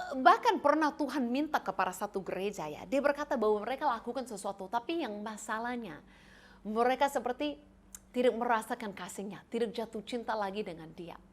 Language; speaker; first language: Indonesian; non-native, fluent; English